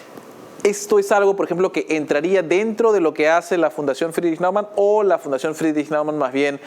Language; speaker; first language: Spanish; native; Spanish